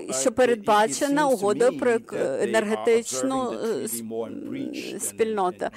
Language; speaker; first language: Ukrainian; non-native, fluent; English